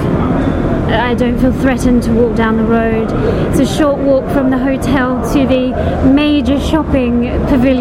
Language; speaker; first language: English; native; English